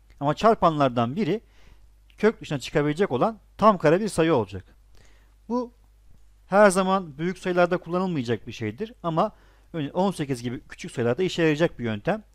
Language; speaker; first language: Turkish; native; Turkish